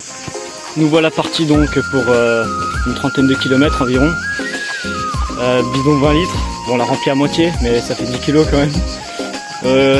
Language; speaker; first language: French; native; French